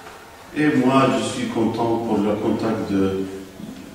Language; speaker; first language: French; non-native, local second language; Arabic